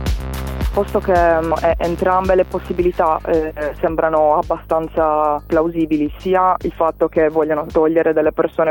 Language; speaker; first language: Italian; native; Italian